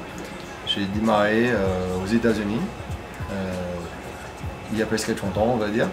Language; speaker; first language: French; non-native, fluent; English